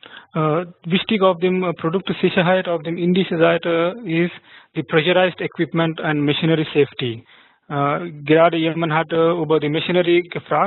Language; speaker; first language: German; non-native, fluent; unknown